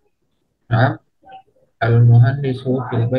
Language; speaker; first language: Arabic; non-native, learner; Indonesian